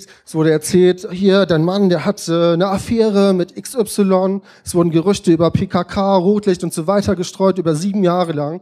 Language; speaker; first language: German; native; German